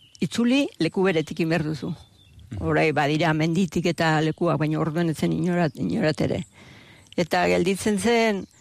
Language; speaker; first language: Basque; native; Basque